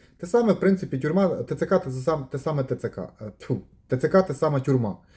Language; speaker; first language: Ukrainian; non-native, local second language; Russian